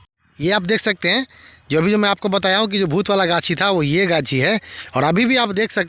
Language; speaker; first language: Hindi; native; Hindi